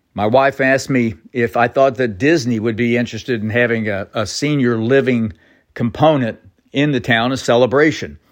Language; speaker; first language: English; native; English